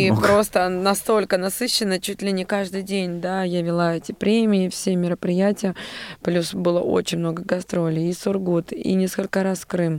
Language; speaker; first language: Russian; native; Russian